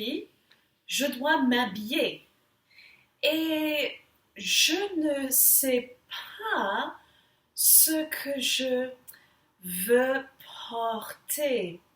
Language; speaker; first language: French; non-native, fluent; English